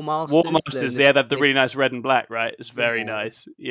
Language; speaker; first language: English; native; English